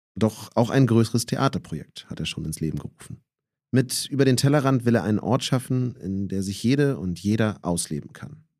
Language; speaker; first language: German; native; German